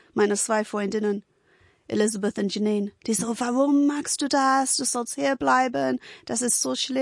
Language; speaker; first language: German; non-native, fluent; English